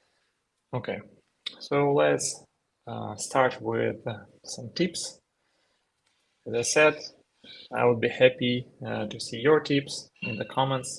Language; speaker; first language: English; non-native, fluent; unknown